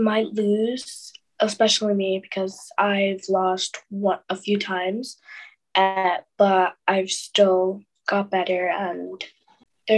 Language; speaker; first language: English; native; English